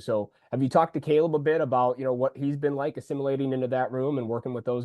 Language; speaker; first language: English; native; English